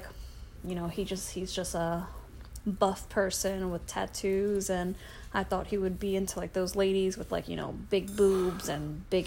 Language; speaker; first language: English; native; English